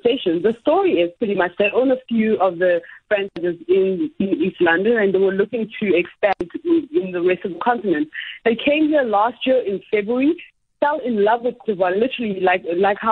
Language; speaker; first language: English; non-native, local second language; Ganda